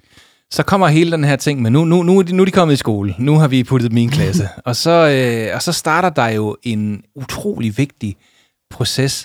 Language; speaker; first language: Danish; native; Danish